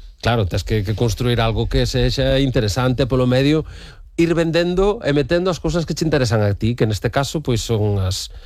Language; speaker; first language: Galician; native; Galician